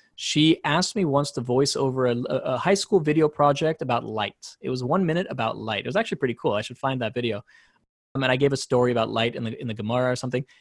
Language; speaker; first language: English; native; English